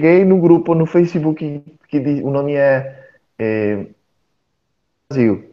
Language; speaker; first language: Portuguese; non-native, fluent; Spanish